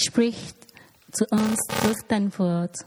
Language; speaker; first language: German; non-native, learner; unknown